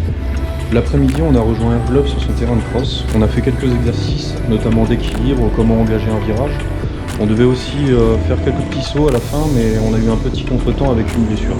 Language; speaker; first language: French; native; French